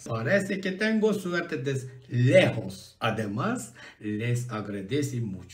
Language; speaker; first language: Spanish; non-native, learner; Turkish